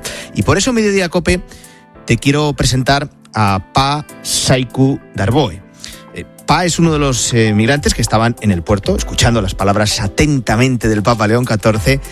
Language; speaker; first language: Spanish; native; Spanish